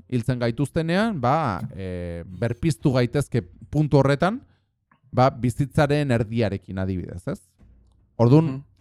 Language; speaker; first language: Basque; non-native, local second language; Spanish